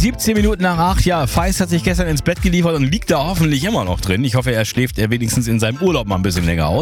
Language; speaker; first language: German; native; German